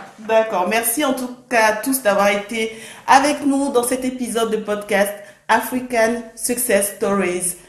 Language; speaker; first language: French; native; French